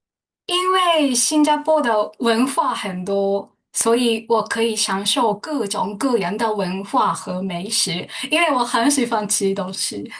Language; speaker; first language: Chinese; non-native, fluent; Japanese